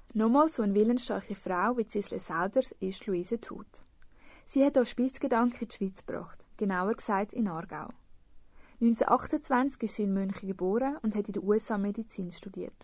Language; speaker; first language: German; native; German